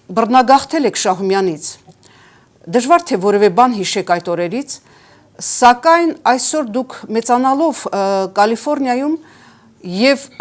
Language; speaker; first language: Armenian; native; Armenian